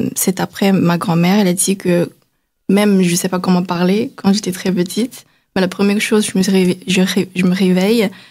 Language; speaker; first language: French; non-native, fluent; Chinese